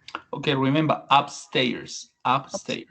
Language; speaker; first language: English; non-native, learner; Spanish